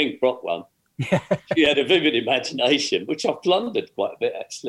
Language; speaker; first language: English; native; English